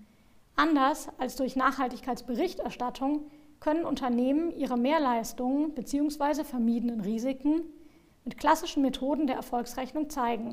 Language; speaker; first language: German; native; German